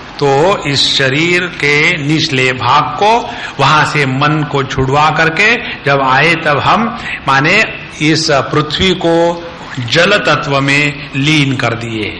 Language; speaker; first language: Hindi; non-native, local second language; Marathi